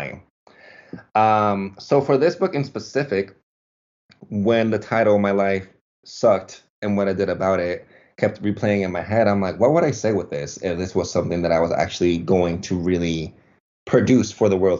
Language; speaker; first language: English; early bilingual, other home language; Spanish